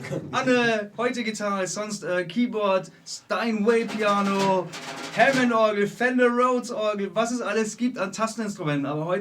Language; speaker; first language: German; native; German